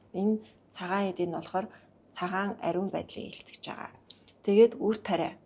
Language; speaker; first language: Mongolian; non-native, local second language; Kazakh